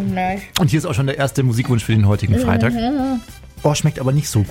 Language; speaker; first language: German; native; German